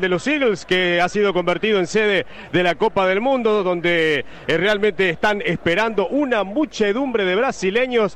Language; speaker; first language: Spanish; native; Spanish